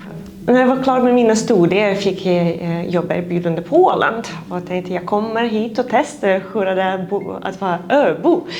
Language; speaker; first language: Swedish; non-native, fluent; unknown